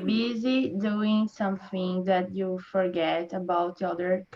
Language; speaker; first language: English; non-native, learner; Portuguese